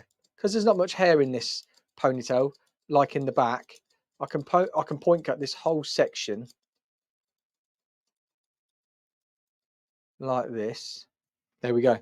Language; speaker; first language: English; native; English